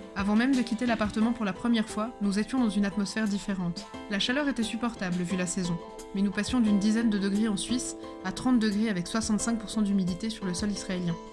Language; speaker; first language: French; early bilingual, other home language; Hebrew